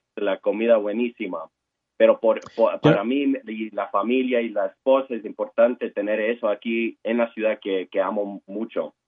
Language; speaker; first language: Spanish; early bilingual, heritage; Spanish